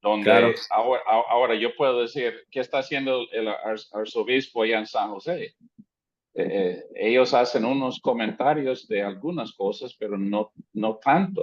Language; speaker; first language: Spanish; non-native, fluent; English